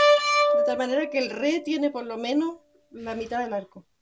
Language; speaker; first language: Spanish; native; Spanish